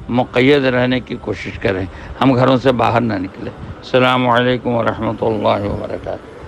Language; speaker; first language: Urdu; native; Urdu